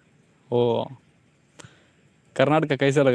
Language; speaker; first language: Hindi; non-native, local second language; Kannada